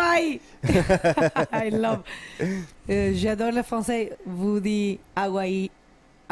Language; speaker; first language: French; non-native, learner; Spanish